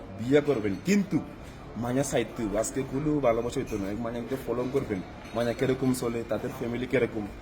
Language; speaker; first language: Bangla; non-native, learner; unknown